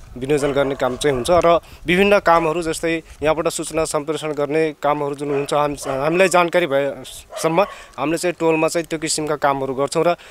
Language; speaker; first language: Nepali; native; Nepali